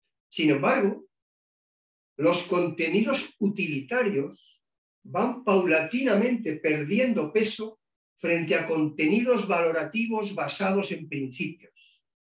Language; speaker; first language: Spanish; native; Spanish